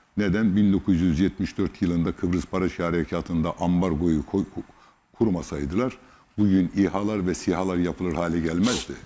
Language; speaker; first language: Turkish; native; Turkish